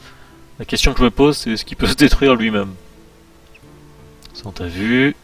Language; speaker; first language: French; native; French